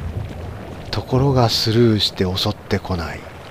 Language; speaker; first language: Japanese; native; Japanese